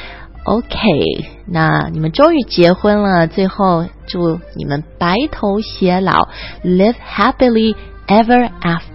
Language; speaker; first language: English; non-native, fluent; Chinese